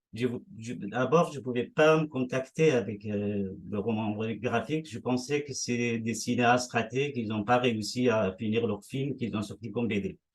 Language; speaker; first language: French; non-native, fluent; Persian